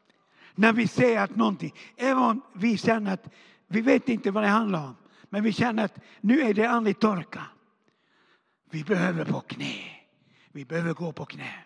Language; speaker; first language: Swedish; non-native, fluent; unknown